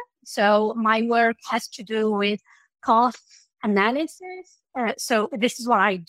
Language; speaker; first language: English; non-native, fluent; Arabic